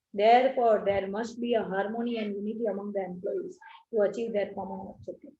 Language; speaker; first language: English; non-native, local second language; Gujarati